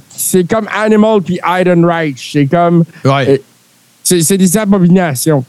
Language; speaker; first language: French; native; French